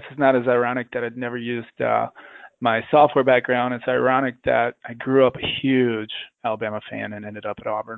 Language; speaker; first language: English; native; English